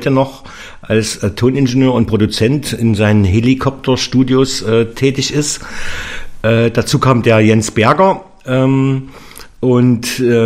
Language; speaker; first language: German; native; German